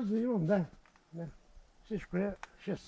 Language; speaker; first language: Bulgarian; native; Bulgarian